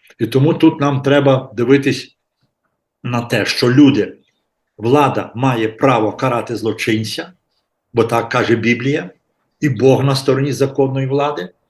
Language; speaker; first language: Ukrainian; native; Ukrainian